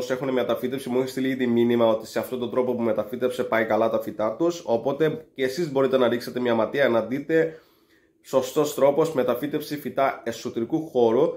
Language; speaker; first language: Greek; non-native, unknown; Bangla